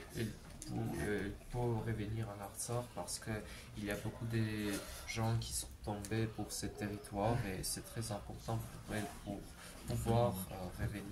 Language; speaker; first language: French; non-native, learner; Armenian